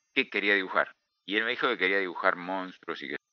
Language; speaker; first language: Spanish; native; Spanish